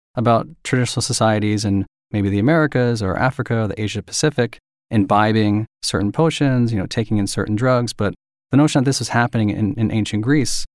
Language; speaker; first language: English; native; English